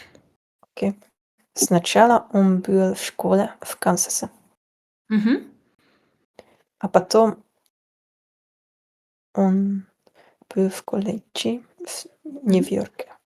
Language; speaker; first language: Russian; non-native, learner; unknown